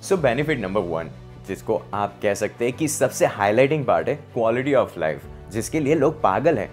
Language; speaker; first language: Hindi; native; Hindi